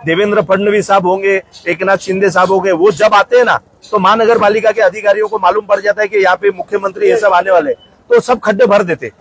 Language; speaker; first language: Hindi; non-native, local second language; Marathi